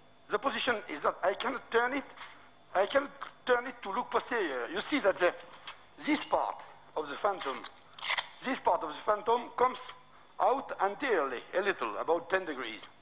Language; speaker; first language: English; non-native, fluent; French